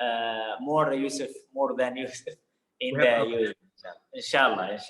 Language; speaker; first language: English; non-native, fluent; Arabic